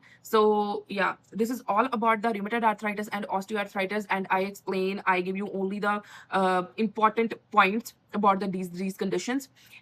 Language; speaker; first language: English; non-native, local second language; Punjabi